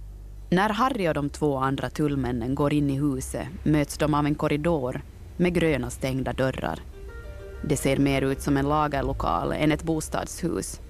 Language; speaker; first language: Swedish; native; Swedish